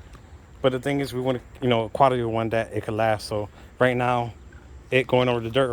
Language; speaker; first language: English; native; English